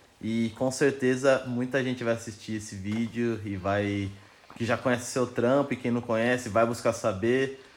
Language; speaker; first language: Portuguese; native; Portuguese